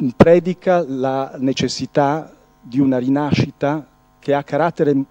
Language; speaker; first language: Italian; non-native, fluent; Arabic